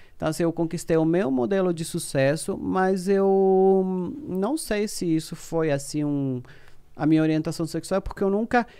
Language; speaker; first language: Portuguese; non-native, fluent; Spanish